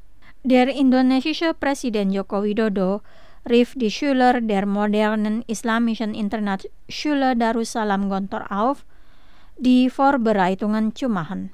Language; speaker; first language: German; non-native, fluent; Indonesian